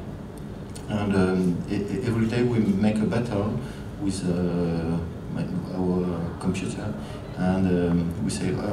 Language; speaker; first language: English; non-native, learner; French